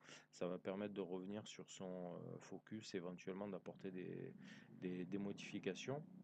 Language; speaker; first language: French; native; French